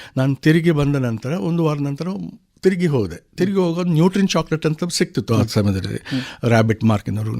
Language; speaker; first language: Kannada; non-native, local second language; Konkani